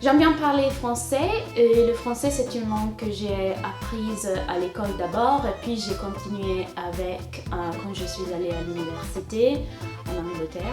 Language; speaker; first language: French; non-native, fluent; Italian